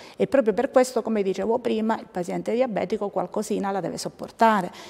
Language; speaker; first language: Italian; native; Italian